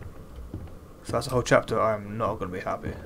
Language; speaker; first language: English; native; English